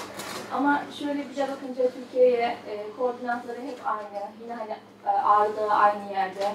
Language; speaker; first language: Turkish; non-native, fluent; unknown